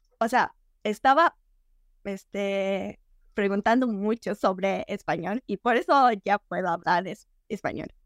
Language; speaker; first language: Spanish; non-native, learner; Japanese